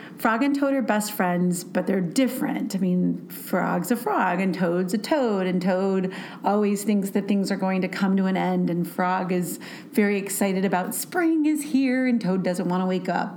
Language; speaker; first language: English; native; English